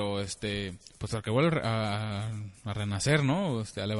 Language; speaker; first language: Spanish; native; Spanish